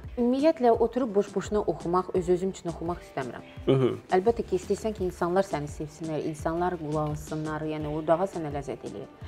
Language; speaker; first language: Azerbaijani; non-native, local second language; Russian